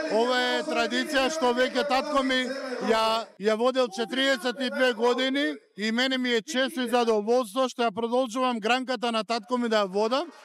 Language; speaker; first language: Macedonian; non-native, local second language; Romany